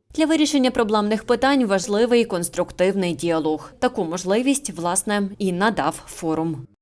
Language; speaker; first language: Ukrainian; native; Ukrainian